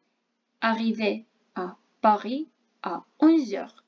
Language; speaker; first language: French; non-native, fluent; Armenian